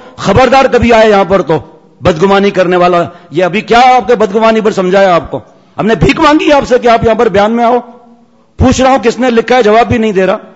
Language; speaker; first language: Urdu; non-native, local second language; Memoni